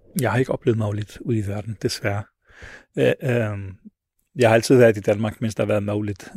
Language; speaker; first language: Danish; early bilingual, other home language; Arabic